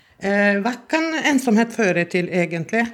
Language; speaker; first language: Norwegian; non-native, fluent; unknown